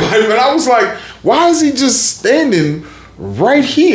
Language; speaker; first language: English; native; English